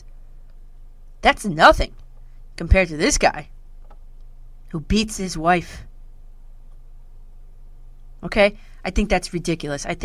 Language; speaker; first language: English; native; English